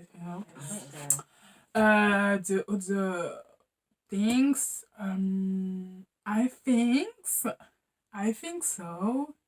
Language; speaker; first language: English; non-native, learner; French